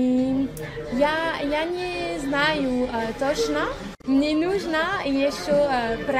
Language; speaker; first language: Russian; non-native, learner; French